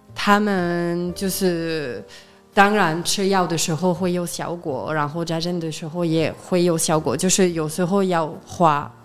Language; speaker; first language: Chinese; non-native, fluent; French